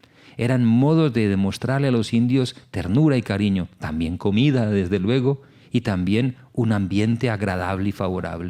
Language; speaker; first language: Spanish; native; Spanish